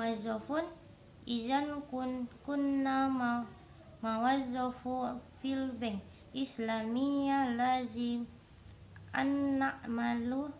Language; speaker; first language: Arabic; non-native, learner; Indonesian